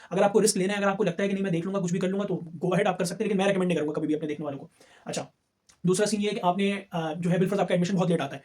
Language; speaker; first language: Urdu; native; Urdu